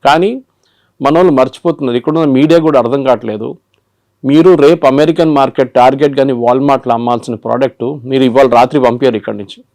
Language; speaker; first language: Telugu; non-native, local second language; Malayalam